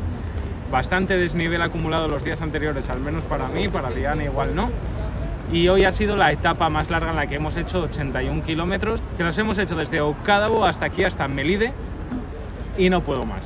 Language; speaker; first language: Spanish; native; Spanish